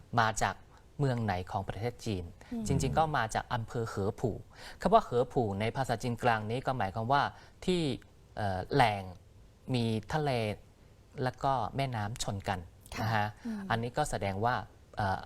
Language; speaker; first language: Thai; non-native, fluent; Chinese